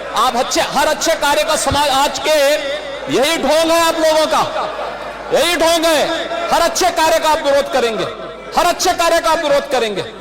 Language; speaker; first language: Hindi; native; Hindi